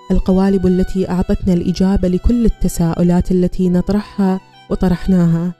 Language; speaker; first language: Arabic; early bilingual, other home language; German